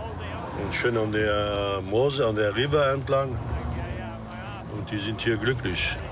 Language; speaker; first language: German; non-native, local second language; Luxembourgish